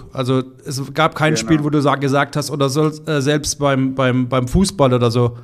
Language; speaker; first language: German; native; German